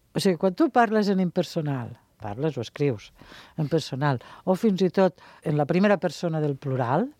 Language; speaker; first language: Catalan; native; Catalan